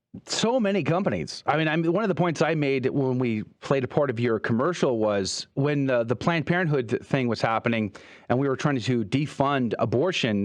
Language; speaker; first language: English; native; English